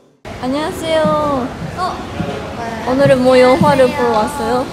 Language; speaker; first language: Korean; non-native, learner; Japanese